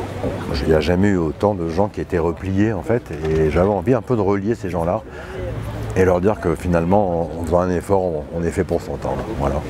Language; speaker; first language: French; native; French